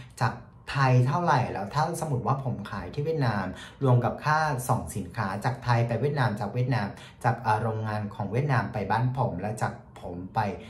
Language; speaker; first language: Thai; non-native, fluent; Vietnamese